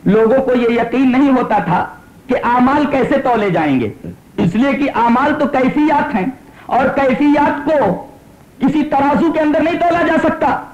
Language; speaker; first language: Urdu; native; Urdu